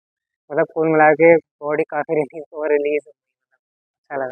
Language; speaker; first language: Hindi; native; Hindi